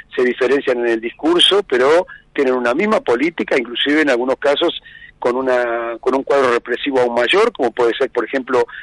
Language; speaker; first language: Spanish; native; Spanish